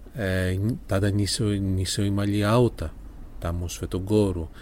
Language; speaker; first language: Serbian; non-native, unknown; Greek